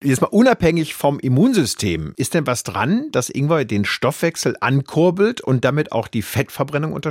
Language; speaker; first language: German; native; German